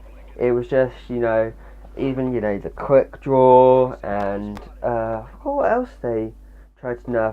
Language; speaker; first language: English; native; English